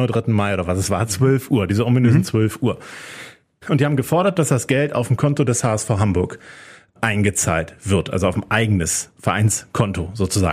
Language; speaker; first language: German; native; German